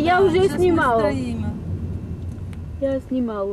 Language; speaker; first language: Russian; non-native, learner; Bulgarian